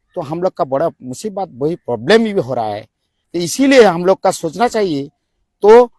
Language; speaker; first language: Hindi; non-native, local second language; Bangla